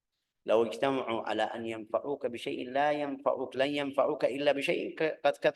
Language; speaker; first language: Arabic; native; Arabic